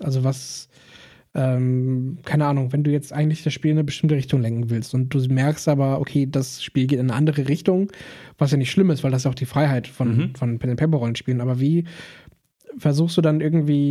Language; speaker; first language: German; native; German